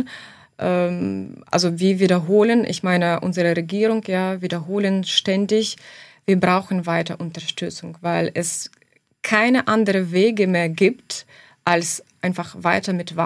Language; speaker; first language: German; non-native, fluent; Ukrainian